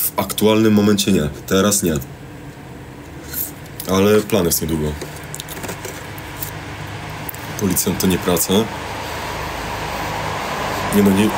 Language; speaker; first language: Polish; native; Polish